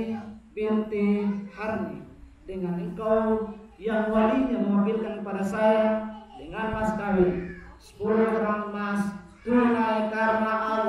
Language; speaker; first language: Indonesian; native; Indonesian